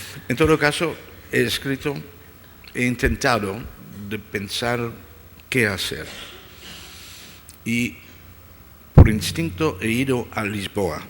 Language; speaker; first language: Spanish; non-native, fluent; Dutch